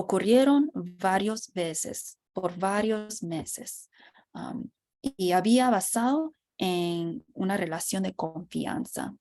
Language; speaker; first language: Spanish; non-native, fluent; English